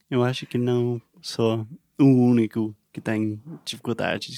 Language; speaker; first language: Portuguese; non-native, learner; English